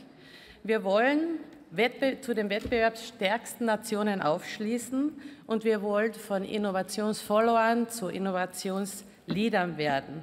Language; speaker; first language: German; native; German